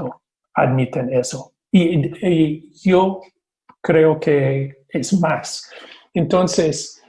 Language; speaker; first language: Spanish; non-native, fluent; English